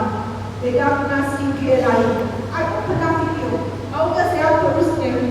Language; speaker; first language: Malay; non-native, local second language; Chinese